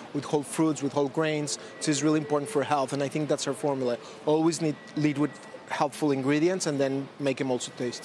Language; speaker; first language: English; non-native, fluent; Spanish